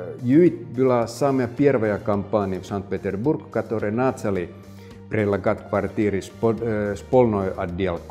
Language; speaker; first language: Russian; non-native, fluent; Finnish